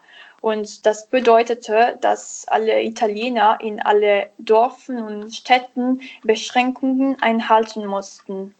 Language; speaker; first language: German; non-native, learner; Italian